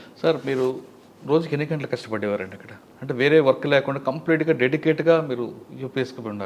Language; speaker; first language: Telugu; native; Telugu